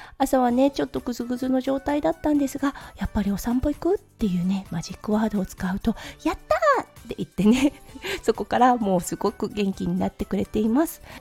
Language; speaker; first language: Japanese; native; Japanese